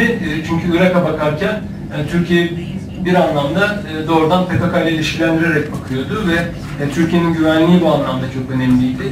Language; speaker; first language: Turkish; native; Turkish